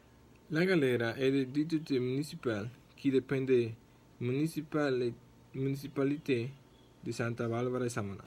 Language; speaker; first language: French; non-native, learner; Spanish